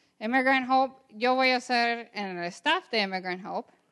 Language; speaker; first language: Spanish; early bilingual, other home language; English